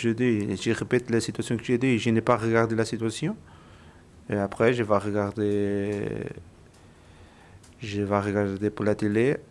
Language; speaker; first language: French; non-native, learner; Portuguese